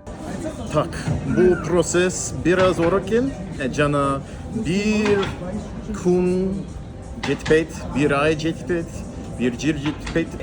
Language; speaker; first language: Kyrgyz; non-native, learner; English